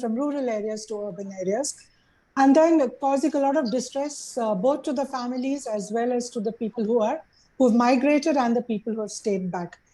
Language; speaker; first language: English; non-native, local second language; Hindi